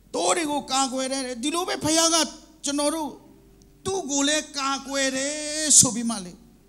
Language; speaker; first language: Burmese; non-native, local second language; Kachin